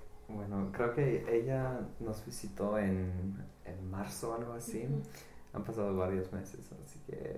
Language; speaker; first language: Spanish; non-native, fluent; English